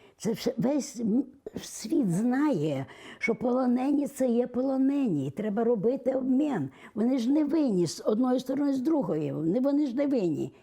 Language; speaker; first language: Ukrainian; non-native, local second language; Russian